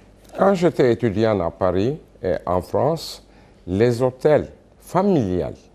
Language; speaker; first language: French; non-native, fluent; Turkish